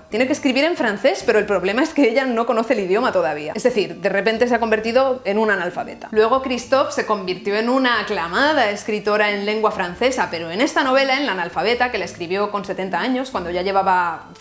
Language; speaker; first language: Spanish; native; Spanish